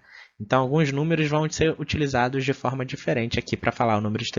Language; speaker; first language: Portuguese; native; Portuguese